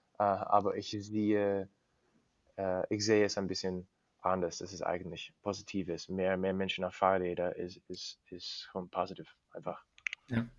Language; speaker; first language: German; non-native, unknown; English